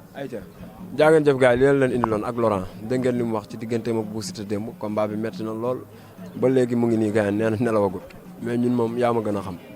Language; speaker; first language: Wolof; native; Wolof